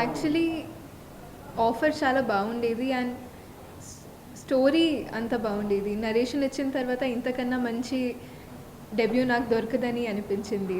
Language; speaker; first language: Telugu; non-native, local second language; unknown